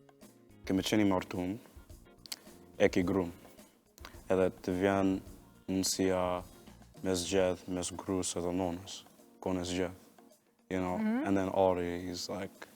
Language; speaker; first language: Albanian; non-native, learner; English